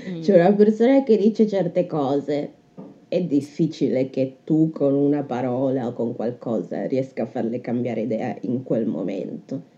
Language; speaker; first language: Italian; native; Italian